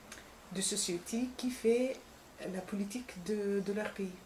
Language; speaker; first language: French; non-native, fluent; Arabic